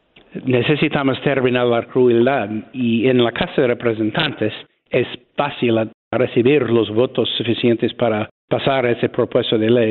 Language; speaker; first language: Spanish; non-native, fluent; English